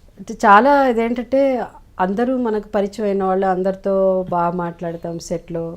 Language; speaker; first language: Telugu; native; Telugu